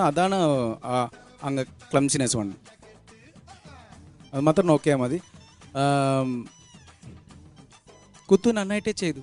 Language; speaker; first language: Malayalam; non-native, local second language; Tamil